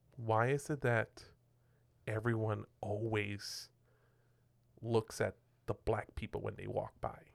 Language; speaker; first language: English; non-native, fluent; Spanish